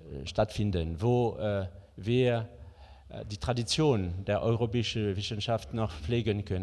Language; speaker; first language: German; non-native, fluent; French